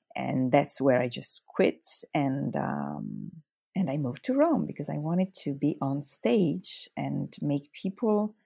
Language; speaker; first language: English; non-native, fluent; Italian